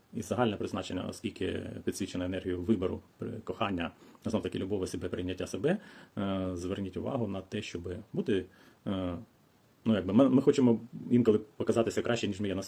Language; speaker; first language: Ukrainian; non-native, local second language; Russian